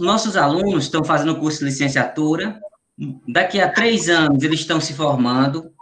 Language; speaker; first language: Portuguese; native; Portuguese